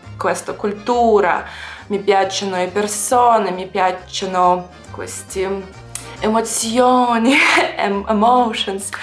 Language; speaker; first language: Italian; non-native, learner; Russian